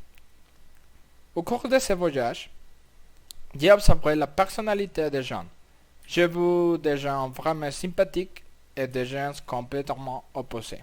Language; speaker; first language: French; non-native, learner; Spanish